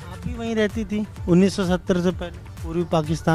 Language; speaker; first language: Hindi; native; Hindi